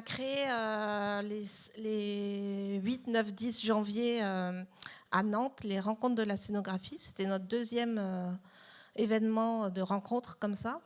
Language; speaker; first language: French; native; French